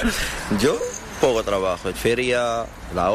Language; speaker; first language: Spanish; non-native, learner; Arabic